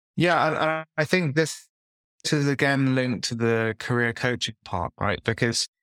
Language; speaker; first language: English; native; English